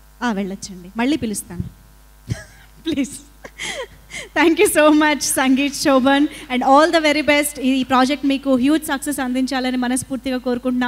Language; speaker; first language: Telugu; native; Telugu